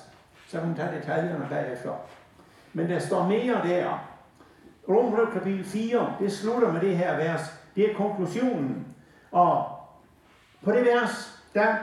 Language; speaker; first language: Danish; native; Danish